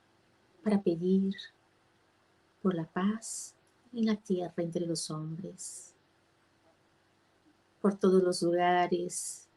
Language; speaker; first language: Spanish; non-native, fluent; Portuguese